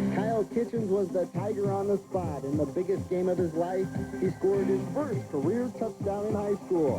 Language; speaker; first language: English; native; English